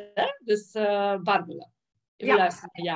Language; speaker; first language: Dutch; native; Dutch